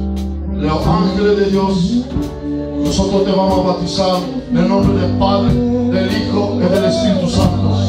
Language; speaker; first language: Spanish; non-native, learner; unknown